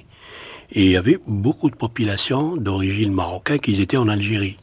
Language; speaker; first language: French; non-native, local second language; Arabic